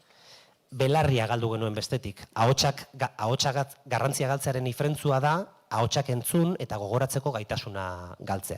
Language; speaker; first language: Basque; native; Basque